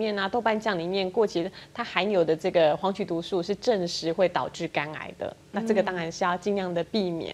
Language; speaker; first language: Chinese; native; Chinese